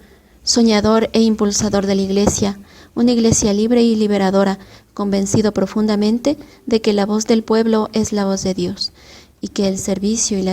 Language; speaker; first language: Spanish; native; Spanish